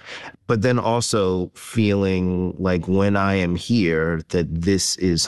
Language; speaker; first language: English; native; English